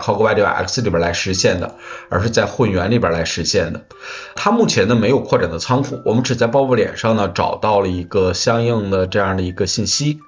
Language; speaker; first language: Chinese; native; Chinese